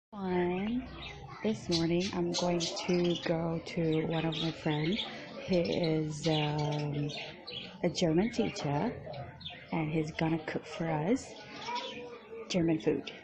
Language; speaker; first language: English; non-native, fluent; Indonesian